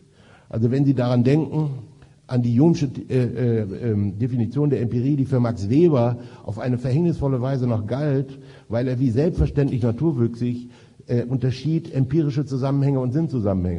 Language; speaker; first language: German; native; German